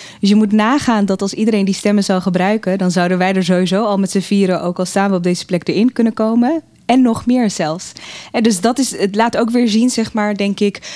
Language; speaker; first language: Dutch; early bilingual, other home language; Tigrinya